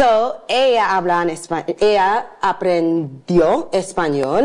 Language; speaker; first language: Spanish; non-native, learner; English